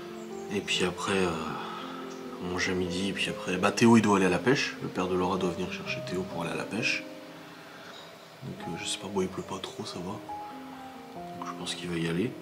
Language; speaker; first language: French; native; French